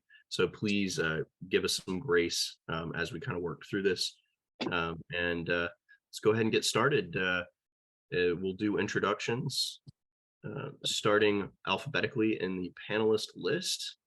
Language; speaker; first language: English; native; English